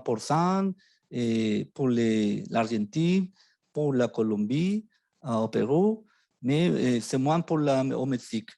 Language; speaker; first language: French; non-native, fluent; Spanish